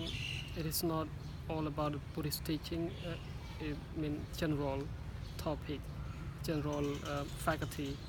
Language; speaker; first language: English; non-native, learner; Khmer